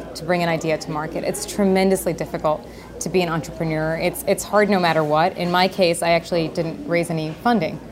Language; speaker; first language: English; native; English